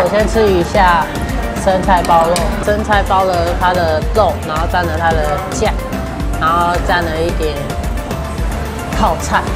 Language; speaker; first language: Chinese; native; Chinese